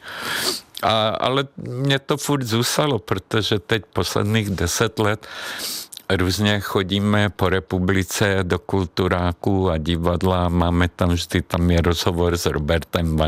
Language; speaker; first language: Czech; non-native, fluent; Hungarian